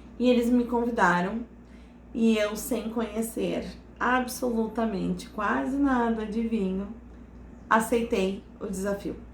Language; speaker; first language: Portuguese; native; Portuguese